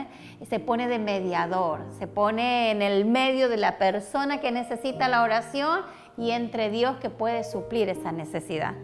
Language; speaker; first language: Spanish; native; Spanish